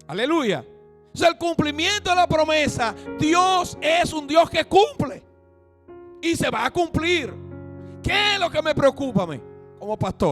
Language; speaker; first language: Spanish; native; Spanish